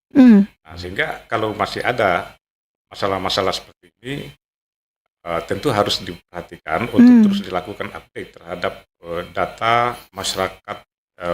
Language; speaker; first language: Indonesian; native; Indonesian